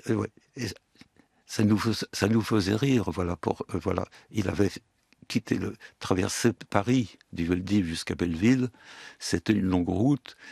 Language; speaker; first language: French; early bilingual, other home language; Yiddish